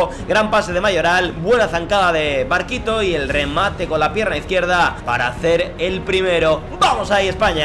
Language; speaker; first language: Spanish; native; Spanish